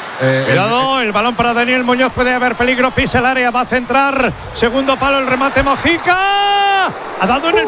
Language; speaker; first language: Spanish; native; Spanish